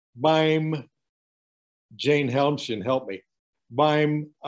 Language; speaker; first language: German; non-native, learner; English